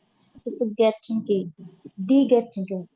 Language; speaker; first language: German; non-native, learner; Bangla